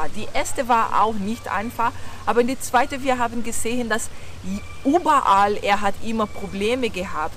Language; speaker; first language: German; non-native, learner; Portuguese